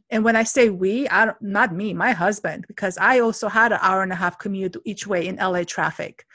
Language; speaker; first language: English; non-native, fluent; Armenian